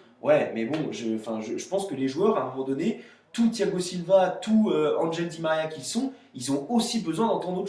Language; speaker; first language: French; native; French